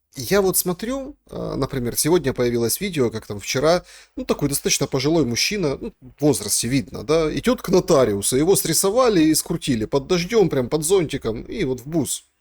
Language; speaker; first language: Russian; native; Russian